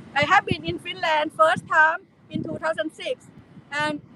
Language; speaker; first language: English; non-native, fluent; Thai